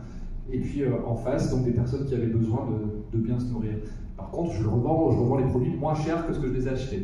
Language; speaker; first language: French; native; French